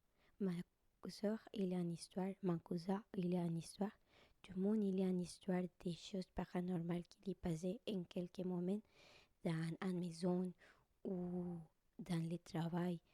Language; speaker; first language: French; non-native, learner; Spanish